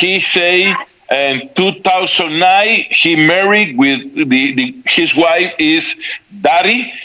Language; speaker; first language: English; non-native, learner; Spanish